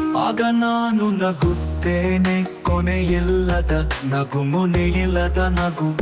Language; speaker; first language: Kannada; native; Kannada